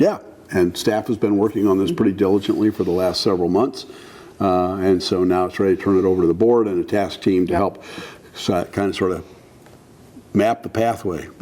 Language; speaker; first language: English; native; English